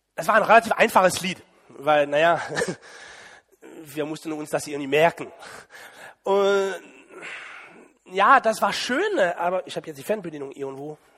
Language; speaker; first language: German; non-native, fluent; French